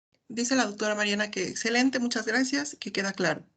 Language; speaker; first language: Spanish; native; Spanish